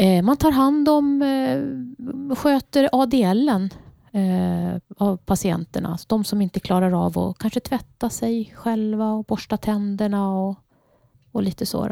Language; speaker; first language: Swedish; non-native, fluent; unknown